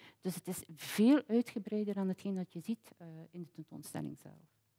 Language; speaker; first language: Dutch; native; Dutch